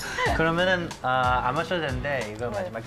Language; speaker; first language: Korean; non-native, fluent; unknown